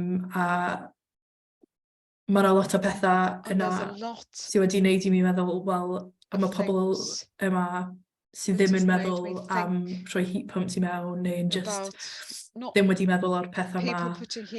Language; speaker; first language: Welsh; non-native, fluent; English